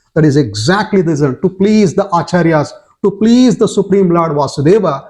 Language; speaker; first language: English; non-native, local second language; Kannada